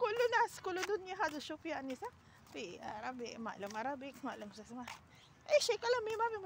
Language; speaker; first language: Arabic; non-native, learner; Filipino